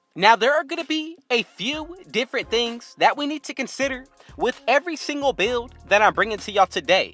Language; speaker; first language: English; native; English